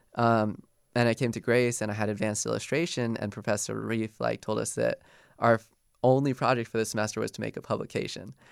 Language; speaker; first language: English; native; English